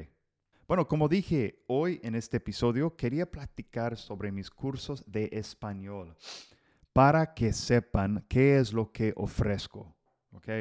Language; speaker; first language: Spanish; non-native, fluent; English